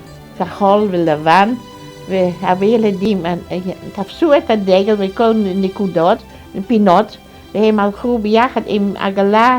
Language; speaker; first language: Hebrew; non-native, fluent; German